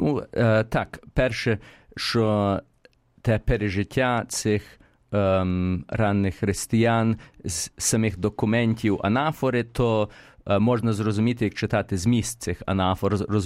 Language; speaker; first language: Ukrainian; early bilingual, heritage; Ukrainian